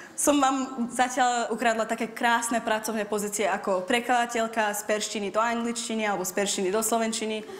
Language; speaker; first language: Slovak; non-native, fluent; Persian